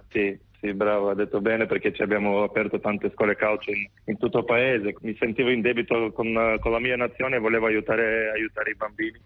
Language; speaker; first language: Italian; non-native, fluent; Macedonian